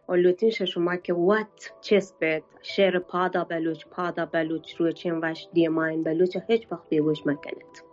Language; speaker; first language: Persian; non-native, local second language; Baluchi